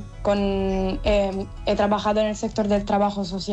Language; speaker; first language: Spanish; non-native, fluent; Italian